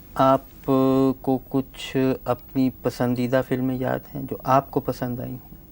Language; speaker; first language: Hindi; native; Hindi